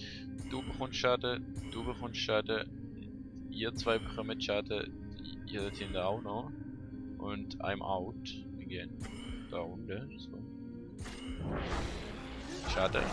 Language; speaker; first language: German; native; German